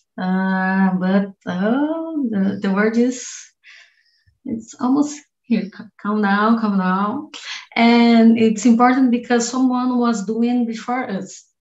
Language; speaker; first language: English; non-native, learner; Portuguese